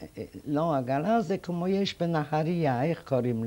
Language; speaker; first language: Hebrew; non-native, fluent; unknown